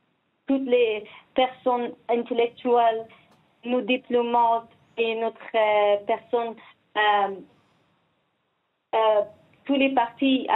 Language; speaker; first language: French; non-native, learner; Persian